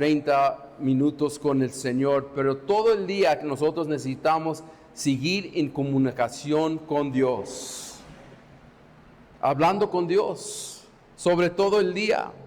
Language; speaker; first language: Spanish; non-native, fluent; English